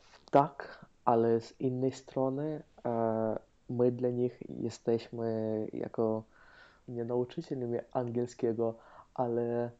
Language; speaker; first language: Polish; non-native, fluent; Ukrainian